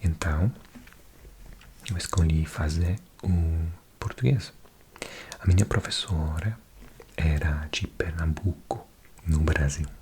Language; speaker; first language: Portuguese; non-native, fluent; English